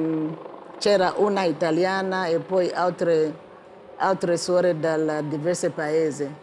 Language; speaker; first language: Italian; non-native, fluent; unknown